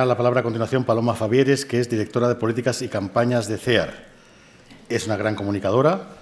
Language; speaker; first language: Spanish; native; Spanish